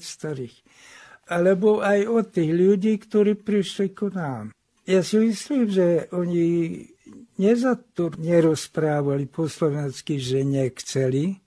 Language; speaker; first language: Slovak; non-native, local second language; Hungarian